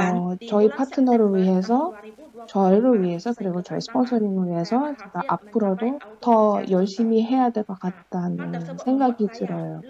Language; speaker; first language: Korean; non-native, fluent; Indonesian